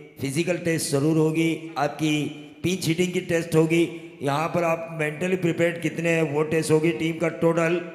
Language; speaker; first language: Hindi; non-native, local second language; Marathi